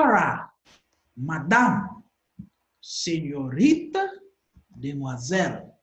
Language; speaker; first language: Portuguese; non-native, fluent; Haitian Creole